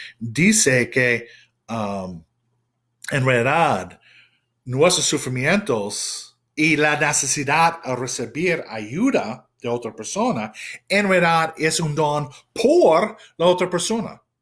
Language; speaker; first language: Spanish; non-native, fluent; English